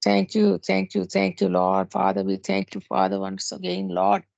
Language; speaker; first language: English; non-native, local second language; Tamil